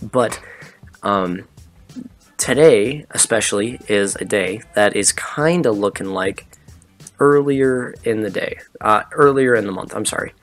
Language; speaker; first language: English; native; English